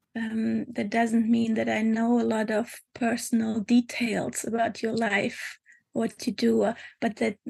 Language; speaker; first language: English; non-native, fluent; German